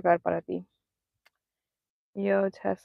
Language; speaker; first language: Spanish; non-native, learner; English